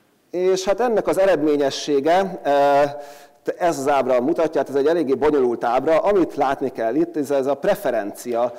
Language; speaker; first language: Hungarian; native; Hungarian